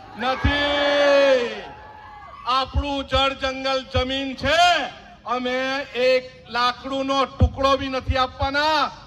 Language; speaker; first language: Gujarati; non-native, local second language; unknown